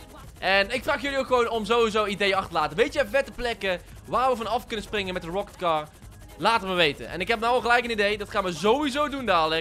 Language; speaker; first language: Dutch; native; Dutch